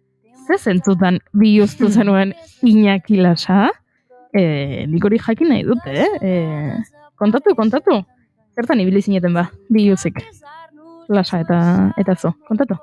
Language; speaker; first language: Basque; native; Basque